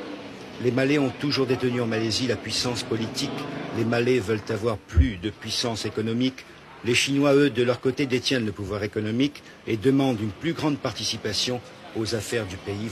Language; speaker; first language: French; native; French